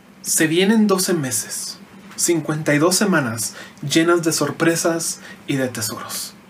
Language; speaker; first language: Spanish; native; Spanish